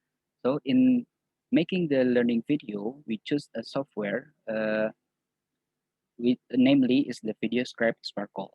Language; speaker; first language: English; non-native, fluent; Indonesian